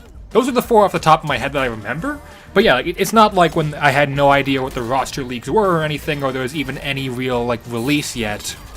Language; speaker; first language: English; native; English